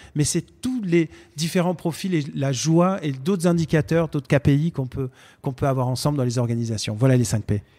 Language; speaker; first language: French; native; French